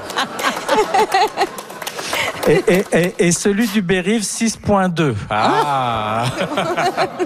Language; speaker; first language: French; native; French